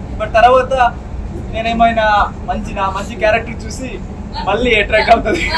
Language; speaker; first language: Telugu; non-native, local second language; Kannada